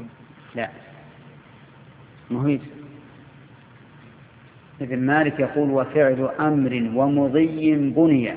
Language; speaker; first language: Arabic; native; Arabic